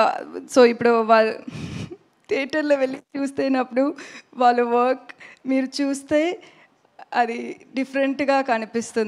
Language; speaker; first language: Telugu; non-native, learner; Tamil